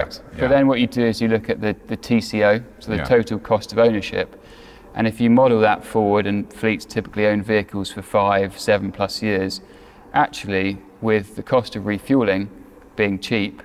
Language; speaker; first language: English; native; English